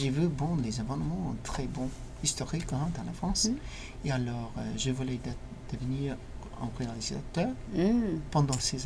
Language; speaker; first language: French; non-native, learner; English